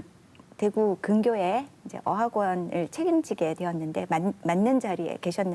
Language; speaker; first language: Korean; native; Korean